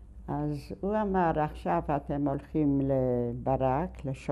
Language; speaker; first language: Hebrew; non-native, fluent; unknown